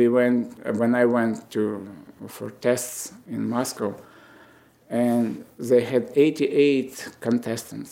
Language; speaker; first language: English; non-native, fluent; Romanian